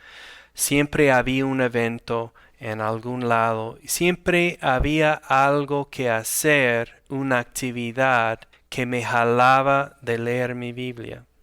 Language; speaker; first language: Spanish; non-native, fluent; English